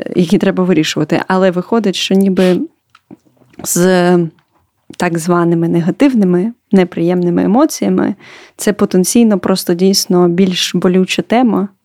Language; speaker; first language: Ukrainian; non-native, local second language; Russian